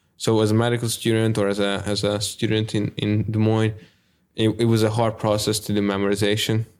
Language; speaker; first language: English; non-native, fluent; Hungarian